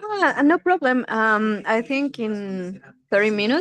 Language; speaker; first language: English; non-native, learner; Spanish